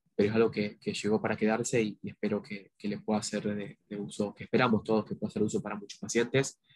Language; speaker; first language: Spanish; native; Spanish